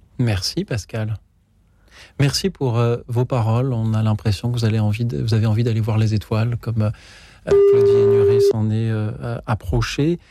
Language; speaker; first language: French; native; French